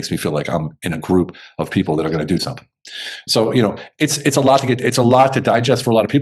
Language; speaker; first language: English; native; English